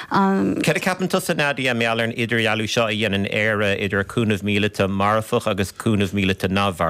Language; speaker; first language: Irish; native; Irish